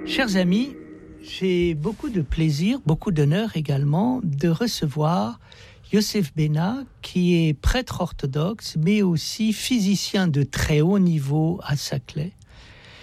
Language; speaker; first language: French; native; French